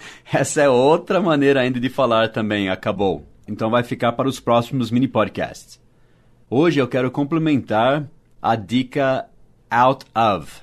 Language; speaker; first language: Portuguese; non-native, fluent; English